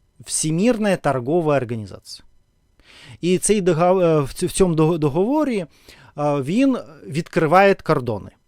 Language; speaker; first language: Ukrainian; non-native, learner; Russian